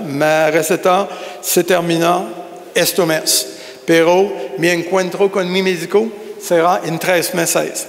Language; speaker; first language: Spanish; non-native, learner; French